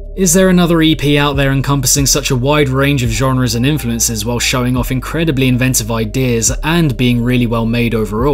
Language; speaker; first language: English; native; English